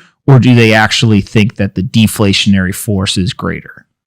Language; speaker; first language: English; native; English